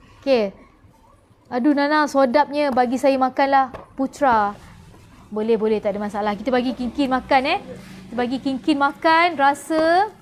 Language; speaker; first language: Malay; native; Malay